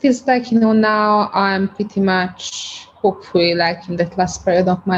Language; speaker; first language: English; non-native, fluent; Hungarian